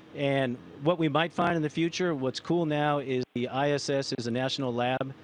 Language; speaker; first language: English; early bilingual, other home language; Spanish